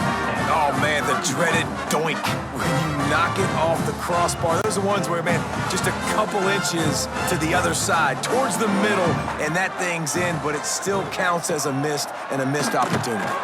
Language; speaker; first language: English; native; English